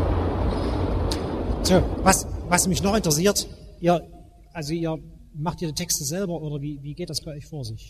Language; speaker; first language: German; native; German